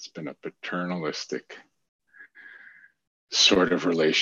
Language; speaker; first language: English; native; English